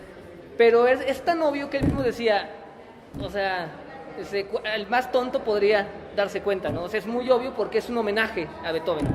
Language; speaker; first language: Spanish; native; Spanish